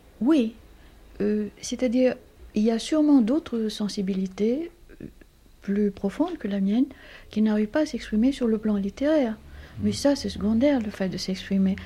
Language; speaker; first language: French; non-native, fluent; Greek